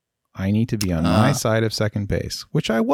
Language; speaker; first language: English; native; English